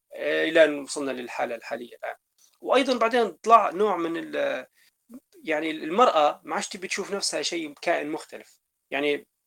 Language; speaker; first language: Arabic; native; Arabic